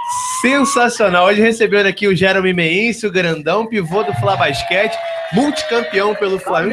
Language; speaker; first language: Portuguese; native; Portuguese